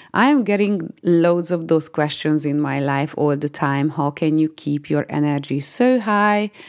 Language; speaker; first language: English; non-native, fluent; Hungarian